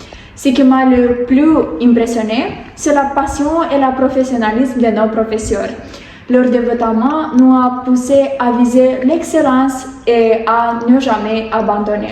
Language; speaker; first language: French; non-native, learner; Romanian